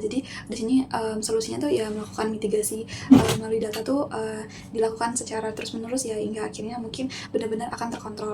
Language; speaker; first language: Indonesian; native; Indonesian